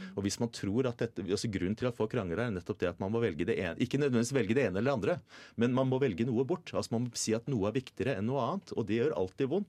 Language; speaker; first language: Norwegian; native; Norwegian